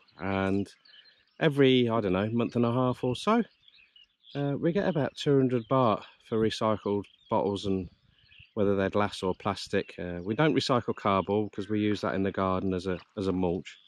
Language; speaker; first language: English; native; English